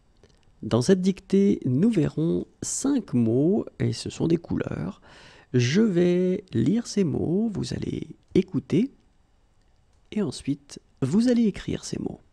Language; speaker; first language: French; native; French